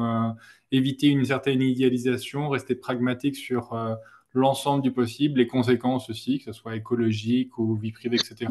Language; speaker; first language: French; native; French